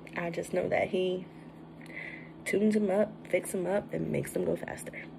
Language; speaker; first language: English; native; English